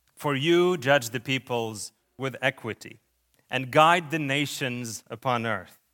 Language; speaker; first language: English; early bilingual, other home language; Arabic